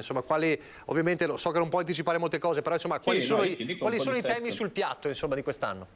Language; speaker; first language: Italian; native; Italian